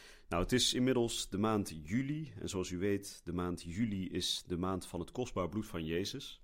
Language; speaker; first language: Dutch; native; Dutch